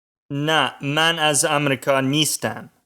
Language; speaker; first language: Persian; non-native, learner; English